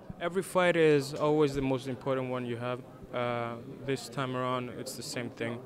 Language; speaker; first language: English; non-native, fluent; Swedish